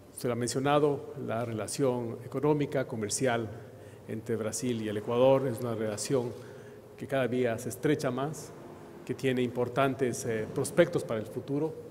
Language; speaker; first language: Spanish; native; Spanish